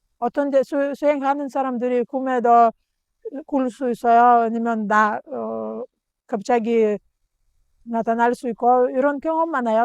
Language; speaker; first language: Korean; non-native, learner; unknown